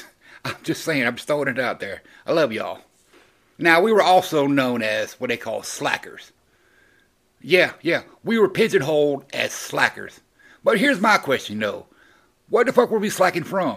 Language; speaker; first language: English; native; English